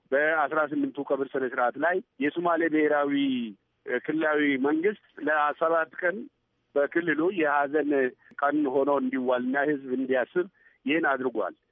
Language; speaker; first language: Amharic; non-native, local second language; Oromo